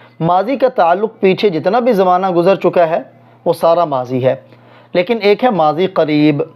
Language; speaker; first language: Urdu; non-native, local second language; Punjabi